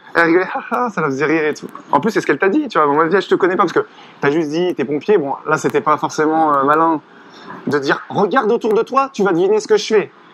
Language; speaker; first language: French; native; French